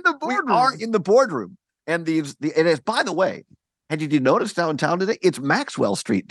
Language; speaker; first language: English; native; English